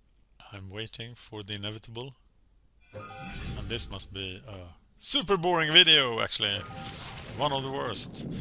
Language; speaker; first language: English; non-native, fluent; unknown